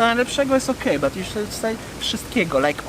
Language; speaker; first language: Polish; native; Polish